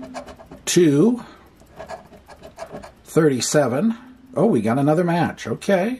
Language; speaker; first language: English; native; English